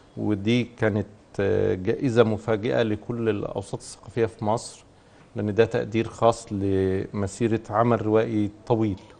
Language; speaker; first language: Arabic; native; Arabic